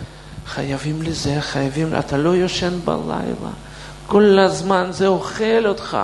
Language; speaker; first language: Hebrew; non-native, fluent; Russian